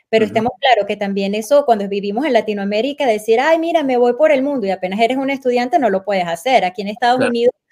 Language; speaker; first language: Spanish; native; Spanish